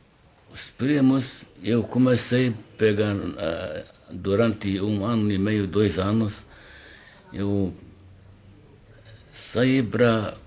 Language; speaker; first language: Portuguese; non-native, learner; Arabic